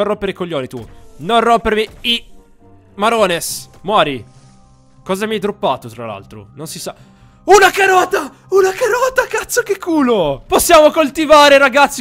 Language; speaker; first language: Italian; native; Italian